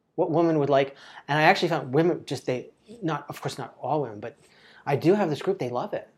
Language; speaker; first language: English; native; English